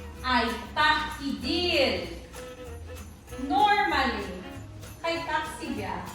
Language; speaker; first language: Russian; non-native, local second language; Tajik